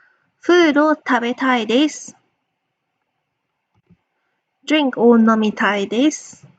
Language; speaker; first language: Japanese; non-native, fluent; English